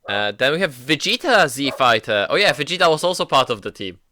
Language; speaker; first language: English; native; English